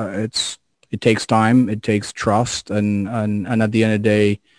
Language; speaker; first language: English; non-native, fluent; Spanish